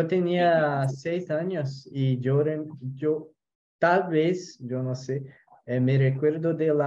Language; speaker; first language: Spanish; non-native, local second language; Portuguese